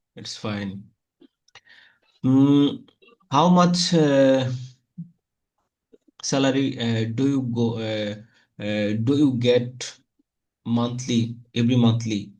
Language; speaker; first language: English; non-native, fluent; Bangla